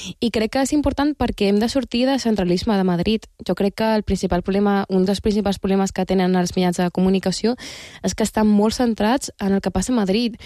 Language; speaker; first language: Catalan; native; Catalan